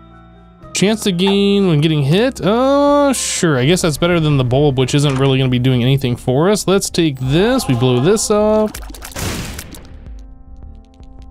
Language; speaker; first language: English; native; English